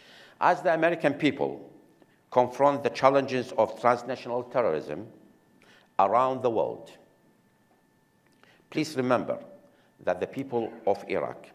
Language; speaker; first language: English; non-native, fluent; Arabic